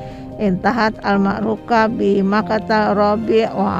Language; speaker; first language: Arabic; non-native, fluent; Indonesian